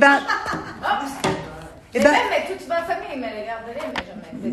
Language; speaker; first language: French; native; French